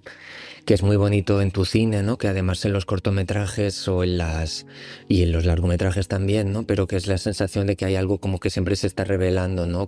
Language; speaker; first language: Spanish; native; Spanish